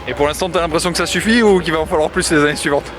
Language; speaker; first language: French; native; French